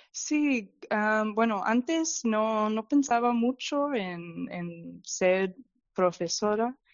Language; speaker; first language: Spanish; non-native, fluent; English